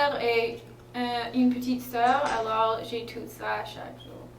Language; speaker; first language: French; non-native, fluent; English